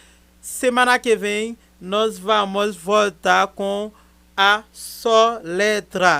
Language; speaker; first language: Portuguese; non-native, fluent; Haitian Creole